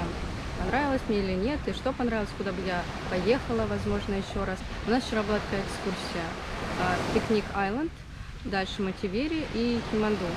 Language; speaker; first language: Russian; native; Russian